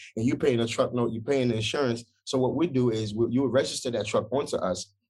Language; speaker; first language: English; early bilingual, other home language; Haitian Creole